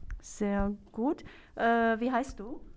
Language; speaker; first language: German; non-native, fluent; English